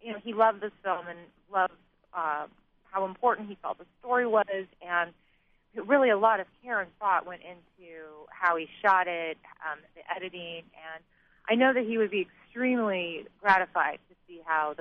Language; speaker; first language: English; native; English